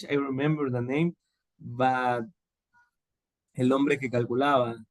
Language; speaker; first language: English; non-native, learner; Spanish